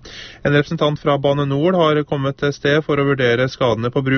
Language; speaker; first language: Norwegian; native; Norwegian